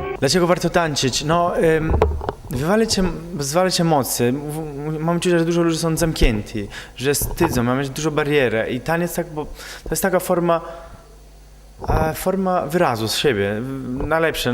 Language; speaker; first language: Polish; non-native, fluent; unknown